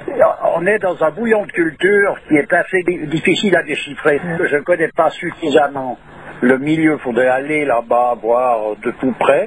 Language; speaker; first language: French; native; French